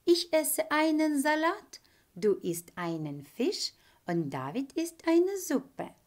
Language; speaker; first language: German; non-native, fluent; Ukrainian